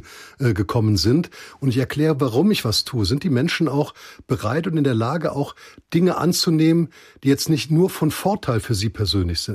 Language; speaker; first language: German; native; German